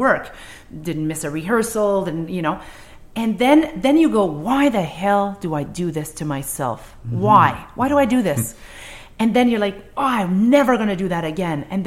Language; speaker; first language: English; non-native, fluent; French